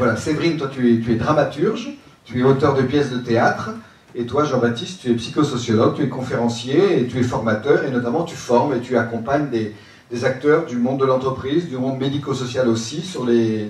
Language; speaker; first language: French; native; French